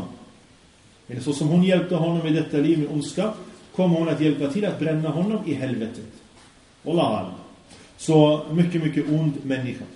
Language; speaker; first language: Swedish; early bilingual, other home language; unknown